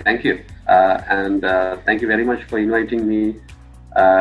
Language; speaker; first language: English; non-native, local second language; Sinhala